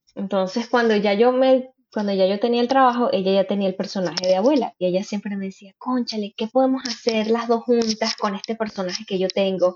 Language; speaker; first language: Spanish; native; Spanish